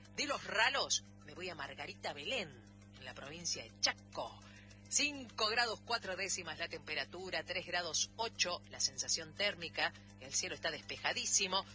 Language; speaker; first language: Spanish; native; Spanish